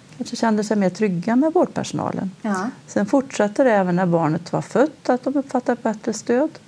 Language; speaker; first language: Swedish; native; Swedish